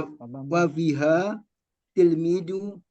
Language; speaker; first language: Arabic; non-native, learner; Indonesian